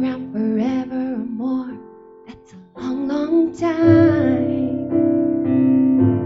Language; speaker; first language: English; early bilingual, other home language; Spanish